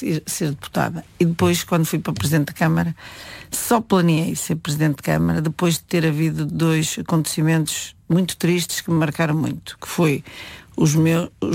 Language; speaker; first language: Portuguese; native; Portuguese